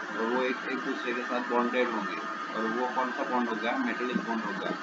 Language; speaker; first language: Hindi; non-native, local second language; Gujarati